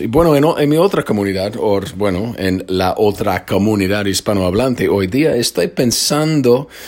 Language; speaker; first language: Spanish; non-native, fluent; English